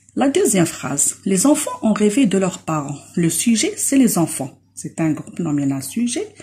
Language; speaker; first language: French; non-native, local second language; Arabic